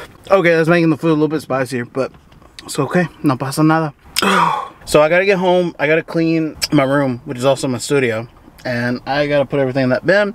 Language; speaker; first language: English; early bilingual, other home language; Spanish